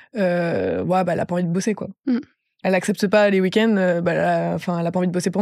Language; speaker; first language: French; native; French